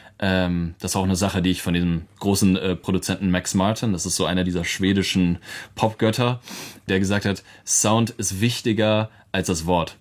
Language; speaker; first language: German; native; German